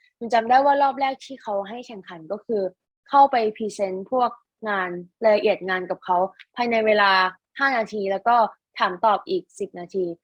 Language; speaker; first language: Thai; native; Thai